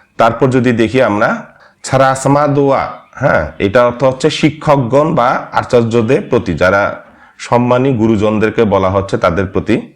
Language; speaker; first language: Bangla; non-native, local second language; Marma